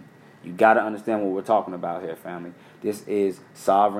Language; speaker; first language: English; native; English